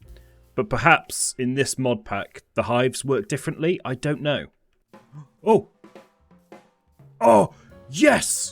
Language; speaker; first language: English; native; English